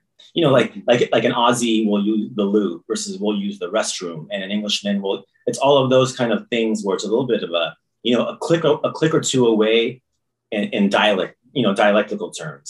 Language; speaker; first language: English; early bilingual, other home language; Croatian